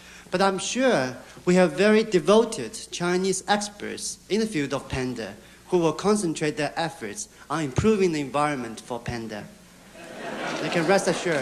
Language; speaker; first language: English; non-native, fluent; Chinese